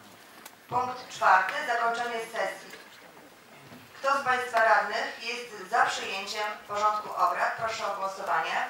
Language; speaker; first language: Polish; native; Polish